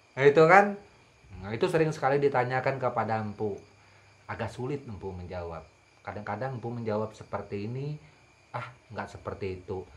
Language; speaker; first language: Indonesian; non-native, local second language; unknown